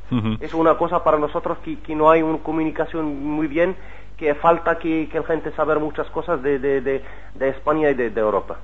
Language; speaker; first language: Spanish; non-native, learner; Arabic